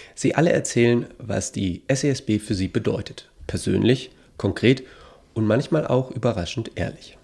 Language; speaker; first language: German; native; German